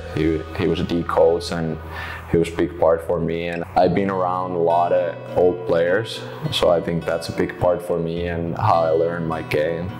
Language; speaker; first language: English; non-native, fluent; Finnish